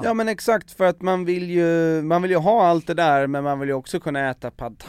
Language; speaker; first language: Swedish; native; Swedish